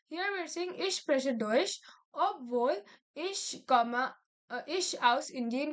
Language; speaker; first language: German; non-native, learner; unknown